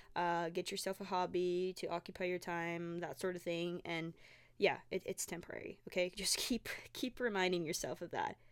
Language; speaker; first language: English; non-native, fluent; Portuguese